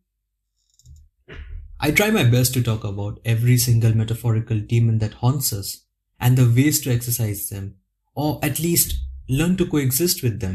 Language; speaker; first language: English; non-native, local second language; Hindi